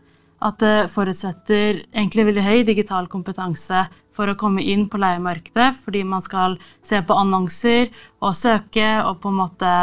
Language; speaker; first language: Norwegian; native; Norwegian